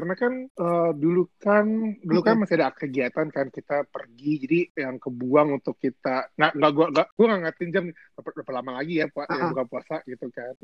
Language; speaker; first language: Indonesian; native; Indonesian